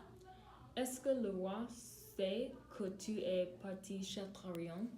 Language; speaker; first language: French; non-native, learner; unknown